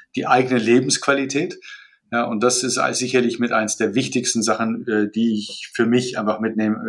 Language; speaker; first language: German; non-native, fluent; Malay